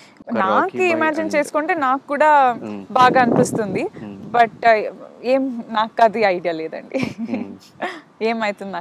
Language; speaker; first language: Telugu; non-native, local second language; Kannada